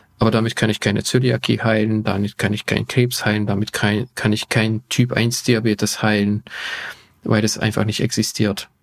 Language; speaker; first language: German; non-native, fluent; Hungarian